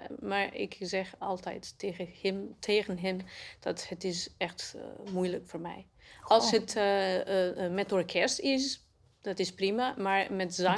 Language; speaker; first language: Dutch; non-native, learner; Portuguese